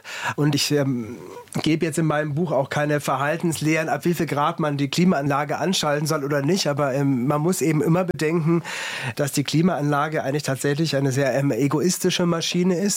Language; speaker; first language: German; native; German